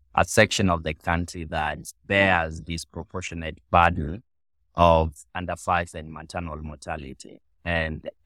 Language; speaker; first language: English; non-native, local second language; Luo (Kenya and Tanzania)